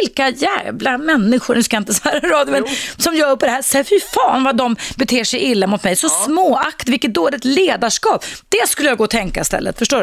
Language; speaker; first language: Swedish; native; Swedish